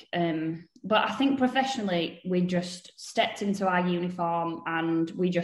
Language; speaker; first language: English; native; English